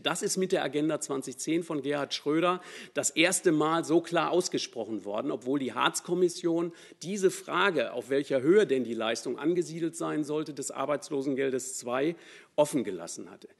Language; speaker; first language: German; native; German